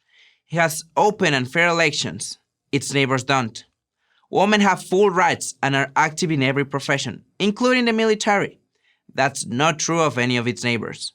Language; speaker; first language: English; non-native, fluent; Spanish